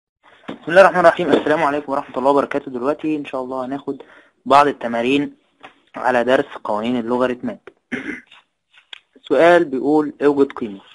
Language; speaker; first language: Arabic; native; Arabic